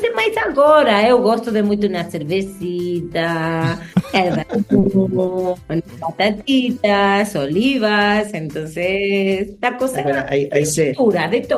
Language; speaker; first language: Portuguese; non-native, learner; Spanish